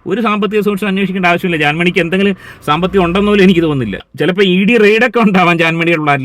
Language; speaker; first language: Malayalam; native; Malayalam